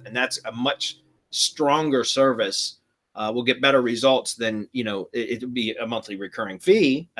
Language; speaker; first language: English; native; English